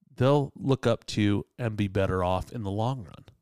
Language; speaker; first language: English; native; English